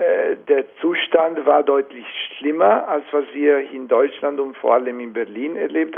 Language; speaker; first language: German; non-native, fluent; Italian